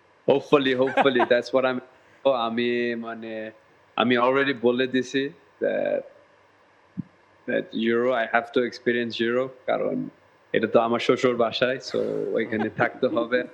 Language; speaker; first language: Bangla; early bilingual, heritage; Bangla